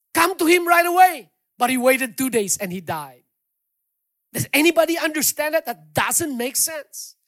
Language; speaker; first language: English; non-native, local second language; Hiligaynon